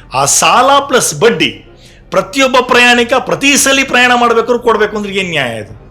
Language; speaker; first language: Kannada; native; Kannada